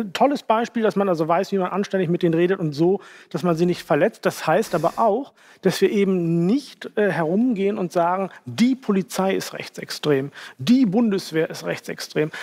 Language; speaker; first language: German; native; German